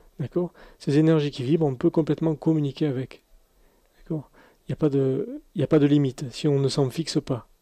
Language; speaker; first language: French; native; French